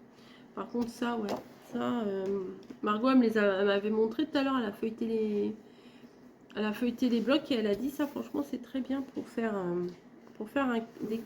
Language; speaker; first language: French; native; French